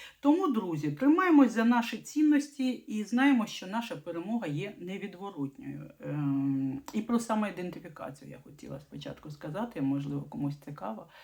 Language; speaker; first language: Ukrainian; non-native, local second language; Russian